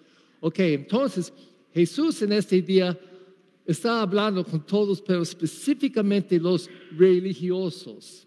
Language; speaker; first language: Spanish; non-native, learner; English